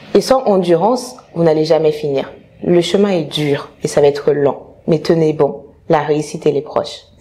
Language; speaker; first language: French; non-native, local second language; Bambara